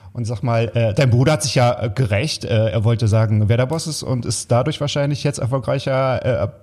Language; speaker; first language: German; native; German